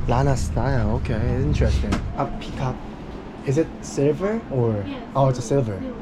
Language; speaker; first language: English; non-native, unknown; Korean